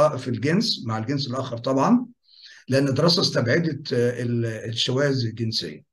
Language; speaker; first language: Arabic; native; Arabic